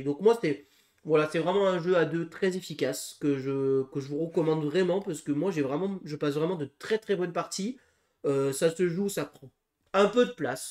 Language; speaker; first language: French; native; French